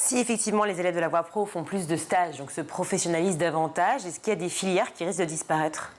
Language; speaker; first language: French; native; French